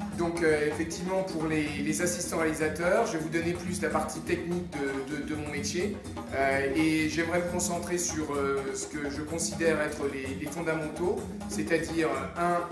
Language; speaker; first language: French; native; French